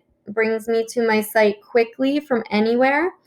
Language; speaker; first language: English; native; English